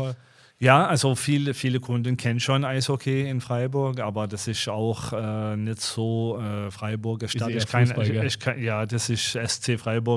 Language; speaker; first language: German; non-native, fluent; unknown